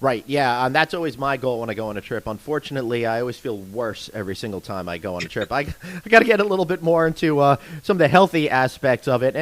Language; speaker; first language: English; native; English